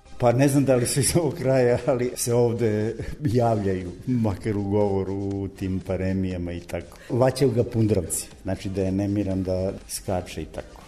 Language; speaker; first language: Serbian; native; Serbian